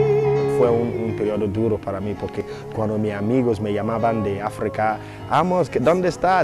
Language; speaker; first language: Spanish; non-native, learner; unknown